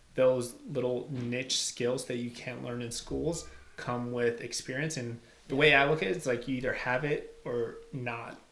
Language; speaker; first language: English; early bilingual, other home language; Albanian